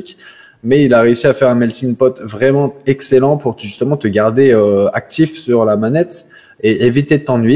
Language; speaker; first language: French; native; French